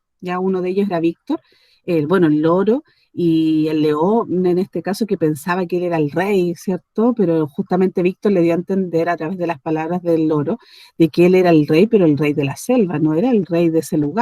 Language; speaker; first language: Spanish; native; Spanish